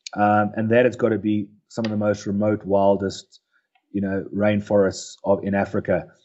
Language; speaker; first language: English; native; English